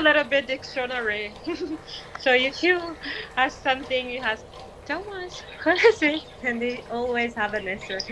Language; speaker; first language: English; non-native, fluent; Malagasy